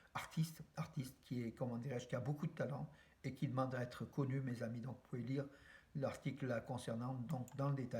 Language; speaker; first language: French; native; French